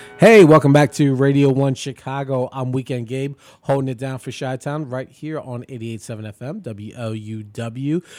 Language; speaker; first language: English; native; English